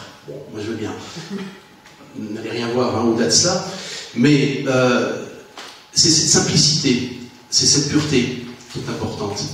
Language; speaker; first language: French; native; French